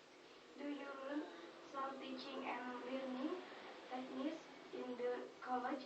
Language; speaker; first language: English; non-native, learner; Indonesian